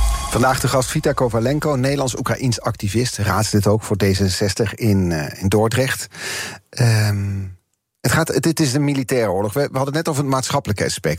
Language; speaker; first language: Dutch; native; Dutch